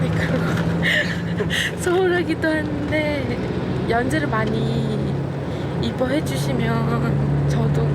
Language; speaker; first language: Korean; non-native, fluent; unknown